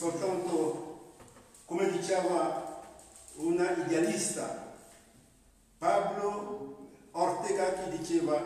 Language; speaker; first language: Italian; non-native, fluent; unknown